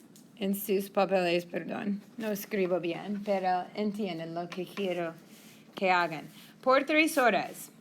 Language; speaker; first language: Spanish; non-native, fluent; English